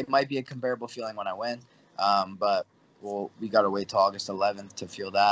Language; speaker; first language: English; native; English